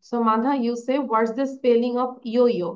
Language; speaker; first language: English; non-native, learner; Bangla